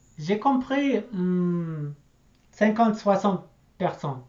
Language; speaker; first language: French; non-native, learner; English